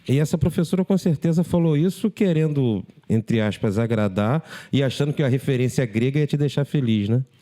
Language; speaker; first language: Portuguese; native; Portuguese